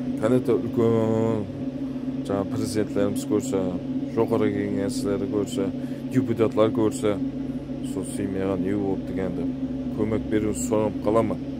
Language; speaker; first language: Uzbek; non-native, local second language; Kara-Kalpak